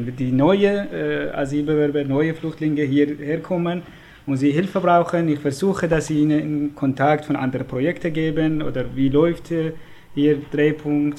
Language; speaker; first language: German; non-native, learner; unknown